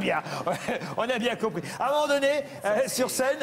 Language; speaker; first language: French; native; French